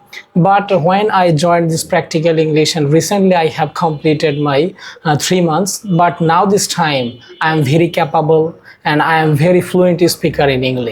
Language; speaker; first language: English; non-native, learner; Bangla